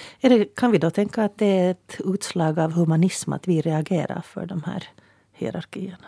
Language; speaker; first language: Swedish; native; Swedish